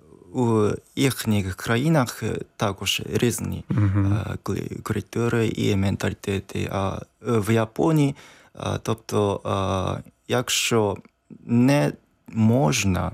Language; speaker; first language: Ukrainian; non-native, learner; Japanese